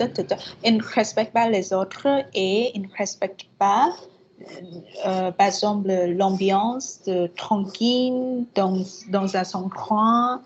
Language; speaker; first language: French; non-native, fluent; Vietnamese